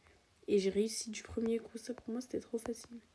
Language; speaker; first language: French; native; French